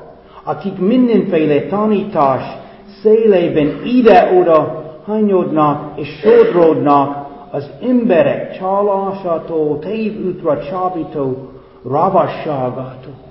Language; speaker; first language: Hungarian; non-native, fluent; English